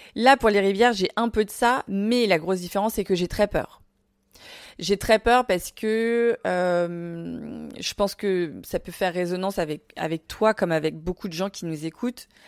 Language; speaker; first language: French; early bilingual, other home language; Vietnamese